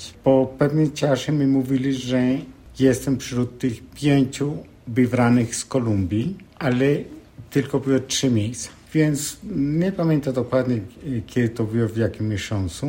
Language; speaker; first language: Polish; non-native, fluent; Spanish